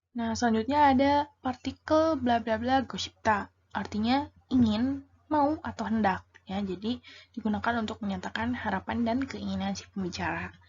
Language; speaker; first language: Indonesian; native; Indonesian